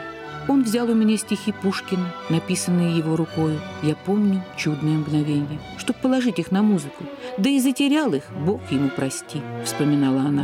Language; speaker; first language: Russian; native; Russian